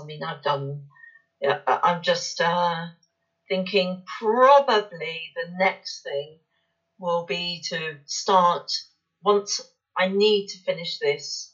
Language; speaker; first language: English; native; English